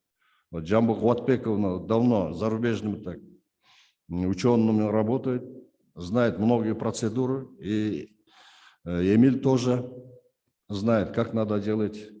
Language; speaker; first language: Russian; non-native, local second language; Kyrgyz